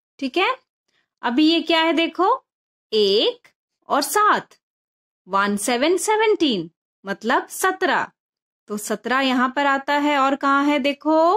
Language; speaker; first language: Hindi; non-native, local second language; Bangla